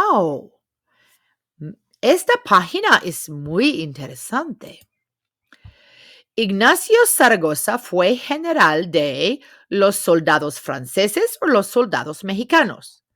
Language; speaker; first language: Spanish; non-native, fluent; English